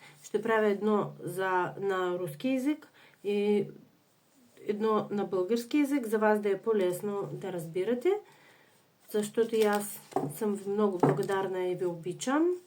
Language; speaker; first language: Bulgarian; non-native, fluent; Russian